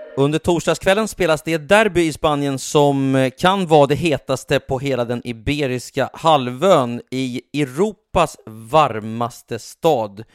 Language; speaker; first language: Swedish; native; Swedish